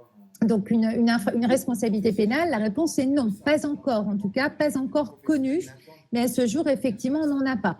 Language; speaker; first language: French; native; French